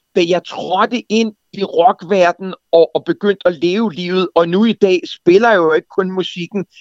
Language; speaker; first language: Danish; native; Danish